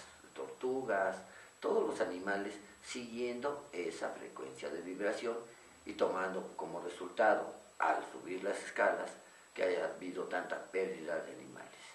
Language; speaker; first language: Spanish; native; Spanish